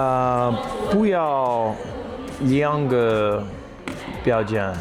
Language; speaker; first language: Chinese; non-native, learner; English